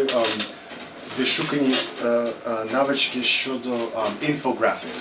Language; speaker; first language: Ukrainian; early bilingual, heritage; English